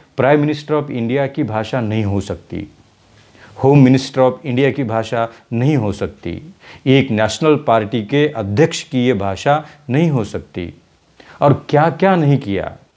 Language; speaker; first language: Hindi; non-native, local second language; Marathi